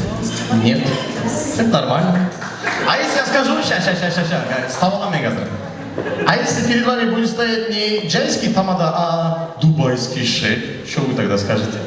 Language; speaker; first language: Russian; non-native, local second language; Kazakh